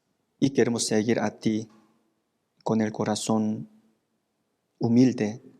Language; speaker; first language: Spanish; non-native, fluent; Korean